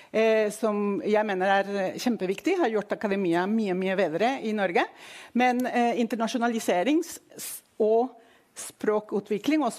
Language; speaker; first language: Norwegian; non-native, fluent; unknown